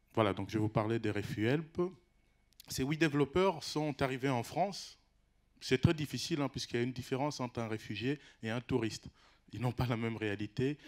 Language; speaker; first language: French; non-native, local second language; Lingala